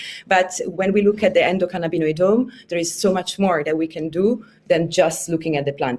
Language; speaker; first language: English; non-native, fluent; Italian